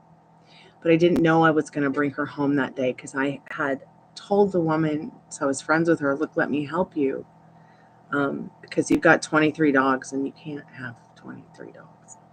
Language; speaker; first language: English; native; English